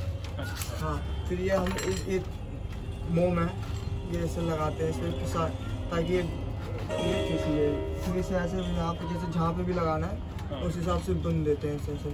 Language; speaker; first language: Hindi; native; Hindi